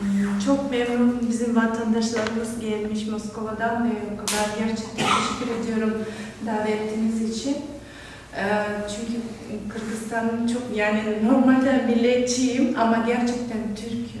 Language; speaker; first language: Turkish; non-native, fluent; Kyrgyz